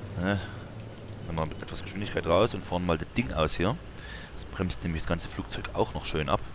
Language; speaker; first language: German; native; German